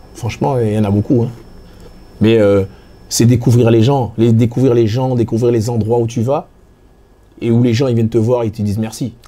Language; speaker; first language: French; native; French